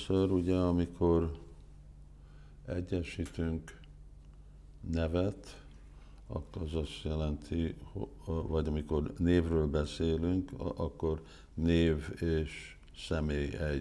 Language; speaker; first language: Hungarian; early bilingual, heritage; Hungarian